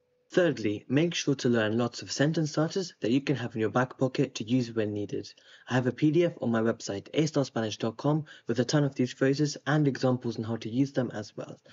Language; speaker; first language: English; native; English